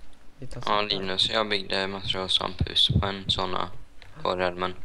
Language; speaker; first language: Swedish; native; Swedish